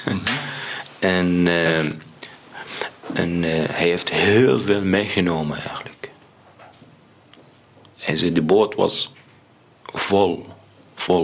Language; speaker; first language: Dutch; non-native, learner; Arabic